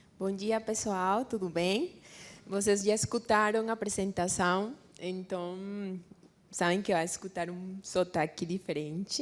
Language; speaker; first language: Portuguese; non-native, fluent; Spanish